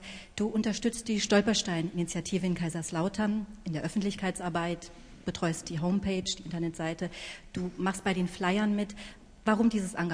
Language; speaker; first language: German; native; German